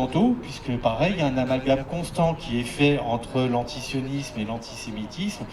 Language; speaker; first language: French; native; French